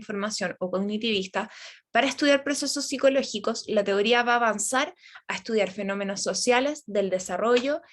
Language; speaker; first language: Spanish; native; Spanish